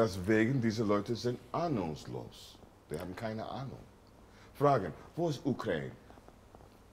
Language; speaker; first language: German; non-native, learner; English